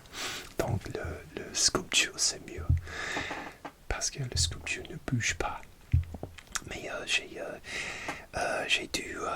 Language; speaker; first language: French; non-native, learner; English